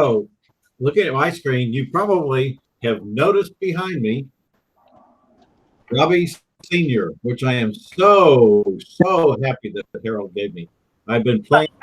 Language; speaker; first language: English; native; English